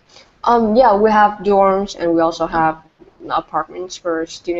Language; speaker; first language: English; non-native, fluent; Vietnamese